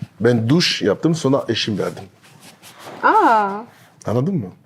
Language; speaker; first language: Turkish; non-native, learner; French